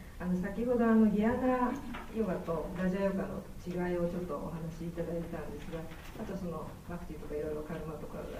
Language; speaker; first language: Japanese; native; Japanese